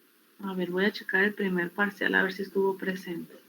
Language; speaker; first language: Spanish; native; Spanish